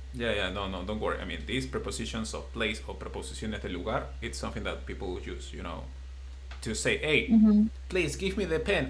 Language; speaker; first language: English; non-native, fluent; Spanish